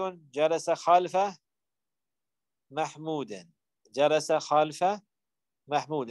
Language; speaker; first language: Arabic; non-native, fluent; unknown